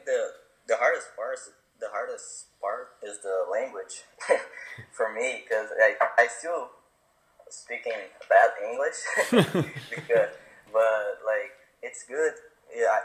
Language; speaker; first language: English; non-native, fluent; Portuguese